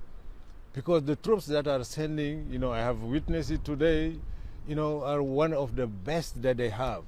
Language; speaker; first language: English; non-native, fluent; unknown